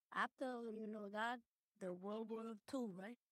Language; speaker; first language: English; early bilingual, other home language; Vietnamese